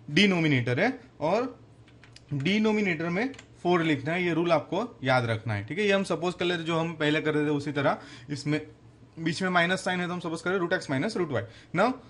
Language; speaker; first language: Hindi; non-native, local second language; Gujarati